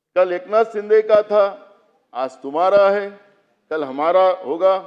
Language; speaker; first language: Hindi; non-native, local second language; Marathi